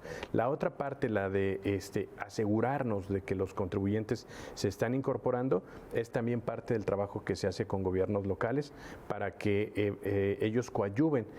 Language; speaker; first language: Spanish; native; Spanish